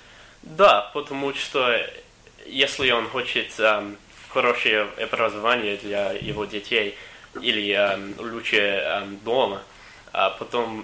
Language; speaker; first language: Russian; non-native, learner; English